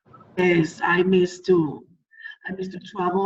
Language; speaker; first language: English; non-native, learner; Spanish